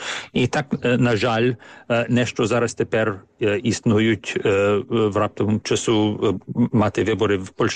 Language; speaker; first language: Ukrainian; early bilingual, heritage; Ukrainian